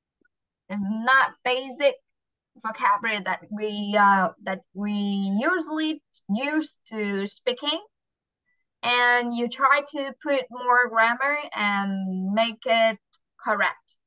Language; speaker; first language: English; non-native, fluent; Vietnamese